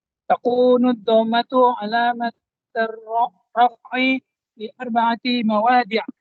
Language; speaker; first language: Arabic; non-native, learner; Indonesian